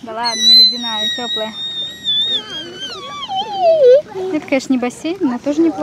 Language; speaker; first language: Russian; native; Russian